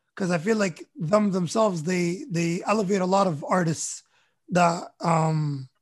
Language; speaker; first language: English; early bilingual, other home language; Arabic